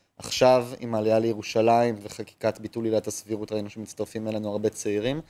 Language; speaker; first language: Hebrew; native; Hebrew